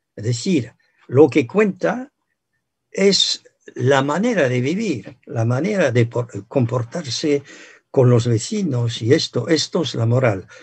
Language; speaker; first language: Spanish; non-native, fluent; French